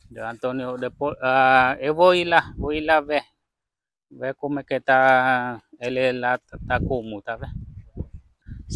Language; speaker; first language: Portuguese; non-native, learner; Vietnamese